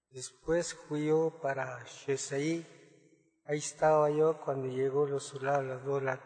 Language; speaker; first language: Spanish; non-native, local second language; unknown